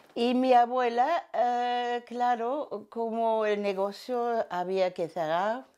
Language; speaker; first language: Spanish; non-native, fluent; German